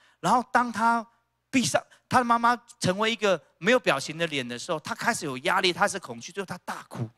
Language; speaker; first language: Chinese; native; Chinese